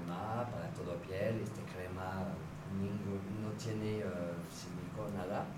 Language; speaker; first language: Spanish; non-native, fluent; French